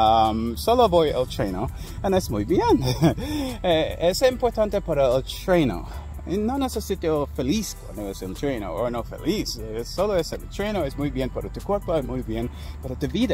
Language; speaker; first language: Spanish; non-native, learner; English